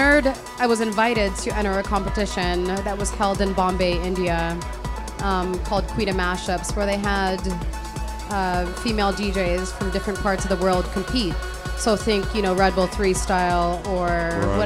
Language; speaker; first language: English; non-native, local second language; Hiligaynon